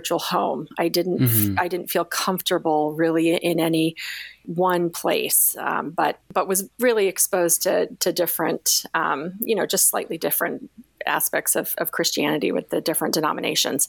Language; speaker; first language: English; native; English